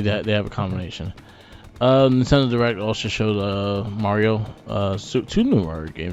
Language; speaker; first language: English; native; English